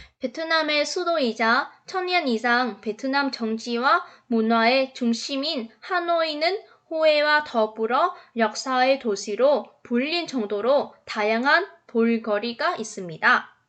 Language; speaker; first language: Korean; non-native, fluent; Vietnamese